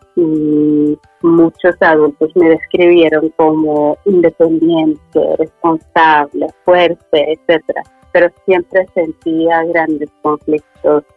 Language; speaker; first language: Spanish; early bilingual, other home language; Swedish